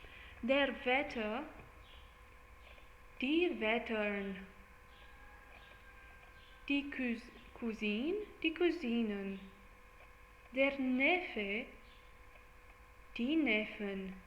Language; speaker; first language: German; non-native, learner; English